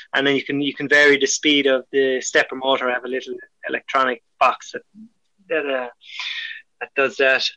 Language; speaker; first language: English; native; English